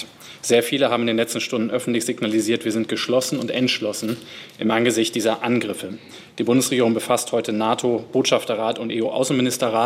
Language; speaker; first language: German; native; German